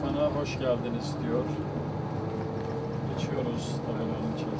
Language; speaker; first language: Turkish; native; Turkish